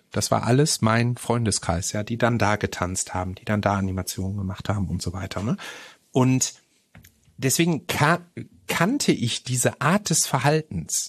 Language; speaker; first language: German; native; German